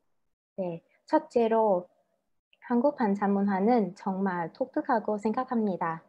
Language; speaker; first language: Korean; non-native, fluent; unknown